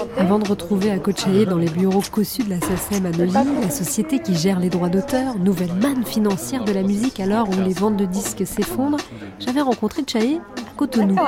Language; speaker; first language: French; native; French